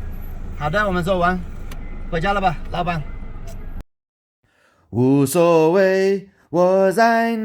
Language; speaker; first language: Chinese; early bilingual, heritage; Chinese